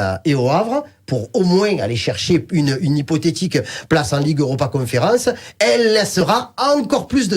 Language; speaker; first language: French; native; French